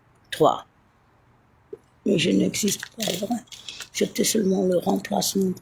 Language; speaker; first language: French; non-native, learner; Italian